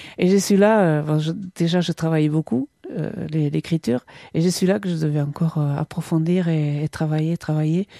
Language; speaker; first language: French; non-native, local second language; Basque